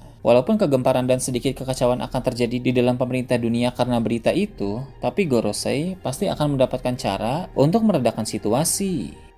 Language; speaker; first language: Indonesian; native; Indonesian